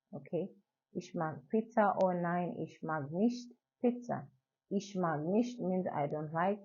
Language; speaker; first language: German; non-native, learner; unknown